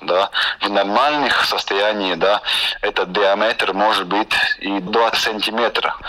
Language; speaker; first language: Russian; non-native, local second language; Latvian